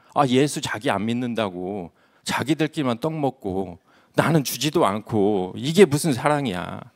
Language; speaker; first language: Korean; native; Korean